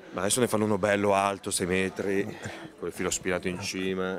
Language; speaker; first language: Italian; native; Italian